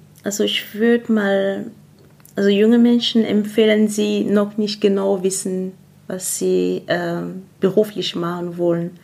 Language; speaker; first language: German; non-native, fluent; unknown